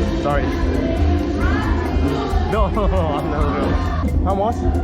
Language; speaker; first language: English; non-native, learner; Korean